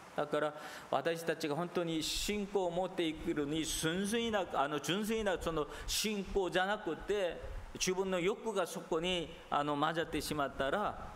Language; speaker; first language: Japanese; non-native, fluent; Korean